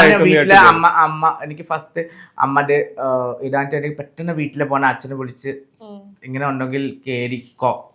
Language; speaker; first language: Malayalam; non-native, local second language; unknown